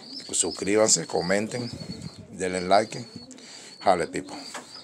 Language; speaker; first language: English; non-native, learner; Spanish